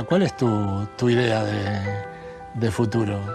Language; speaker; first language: Spanish; native; Spanish